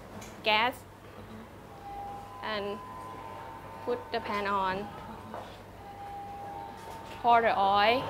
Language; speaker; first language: English; non-native, learner; Thai